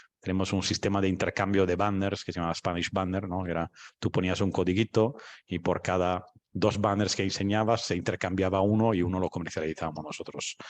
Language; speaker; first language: Spanish; non-native, fluent; English